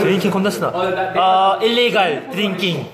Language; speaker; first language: Korean; native; Korean